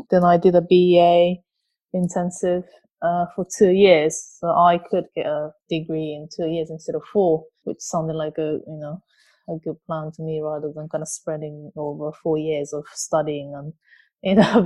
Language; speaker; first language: English; non-native, fluent; Japanese